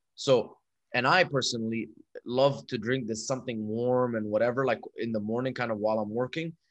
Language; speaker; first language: English; non-native, fluent; Arabic